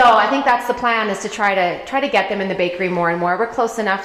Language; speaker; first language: English; native; English